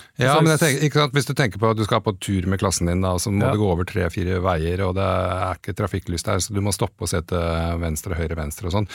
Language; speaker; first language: Norwegian; native; Norwegian